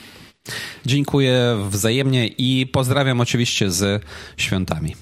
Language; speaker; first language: Polish; non-native, fluent; Ukrainian